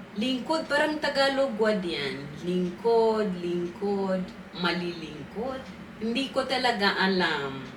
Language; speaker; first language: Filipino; non-native, fluent; Swahili